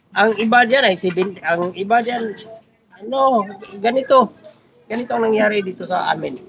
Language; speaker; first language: Filipino; non-native, local second language; Cebuano